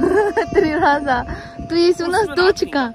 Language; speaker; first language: Russian; non-native, fluent; Korean